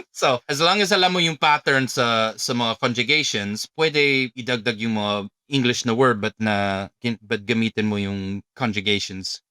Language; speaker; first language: Filipino; non-native, fluent; English